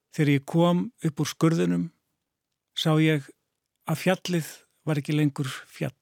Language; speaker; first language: Icelandic; native; Icelandic